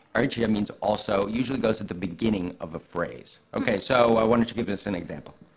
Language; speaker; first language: English; native; English